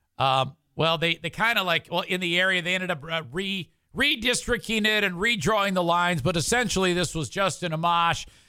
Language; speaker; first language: English; native; English